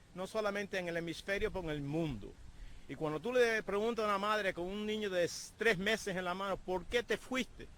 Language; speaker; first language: Spanish; early bilingual, heritage; Spanish